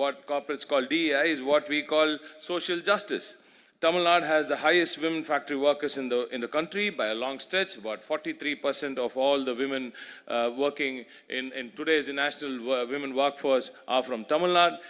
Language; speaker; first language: English; non-native, local second language; Tamil